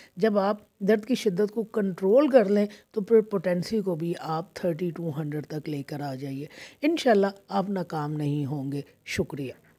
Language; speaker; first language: Urdu; native; Urdu